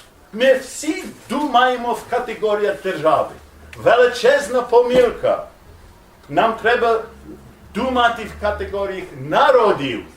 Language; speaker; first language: Ukrainian; non-native, learner; English